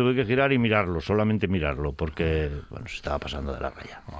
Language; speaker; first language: Spanish; native; Spanish